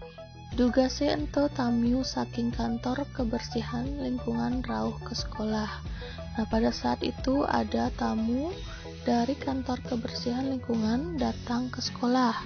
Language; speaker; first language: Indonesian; non-native, local second language; Balinese